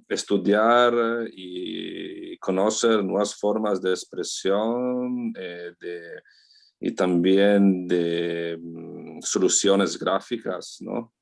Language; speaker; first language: Spanish; non-native, learner; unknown